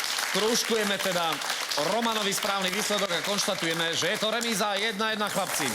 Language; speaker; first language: Slovak; native; Slovak